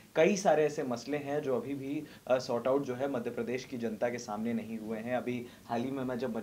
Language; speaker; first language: Hindi; native; Hindi